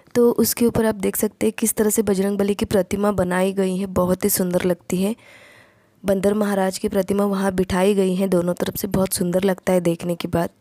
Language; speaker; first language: Hindi; non-native, local second language; Marathi